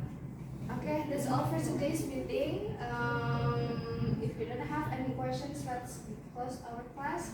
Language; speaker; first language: English; non-native, learner; Indonesian